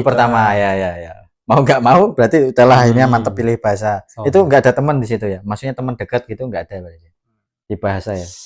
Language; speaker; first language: Indonesian; native; Indonesian